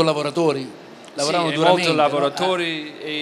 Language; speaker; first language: Italian; non-native, fluent; English